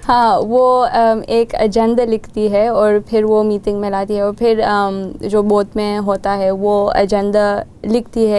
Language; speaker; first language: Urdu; non-native, learner; Gujarati